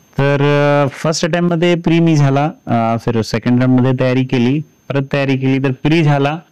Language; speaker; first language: Marathi; non-native, fluent; Hindi